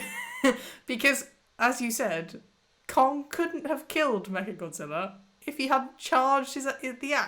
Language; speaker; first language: English; native; English